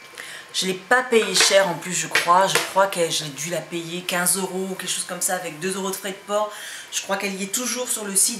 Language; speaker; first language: French; native; French